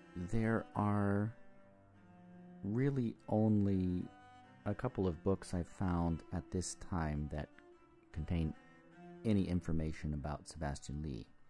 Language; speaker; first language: English; native; English